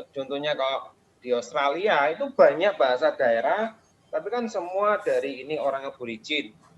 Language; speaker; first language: Indonesian; non-native, fluent; English